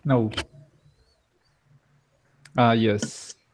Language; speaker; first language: English; non-native, learner; Spanish